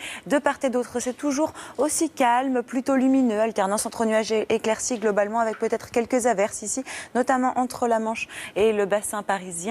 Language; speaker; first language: French; native; French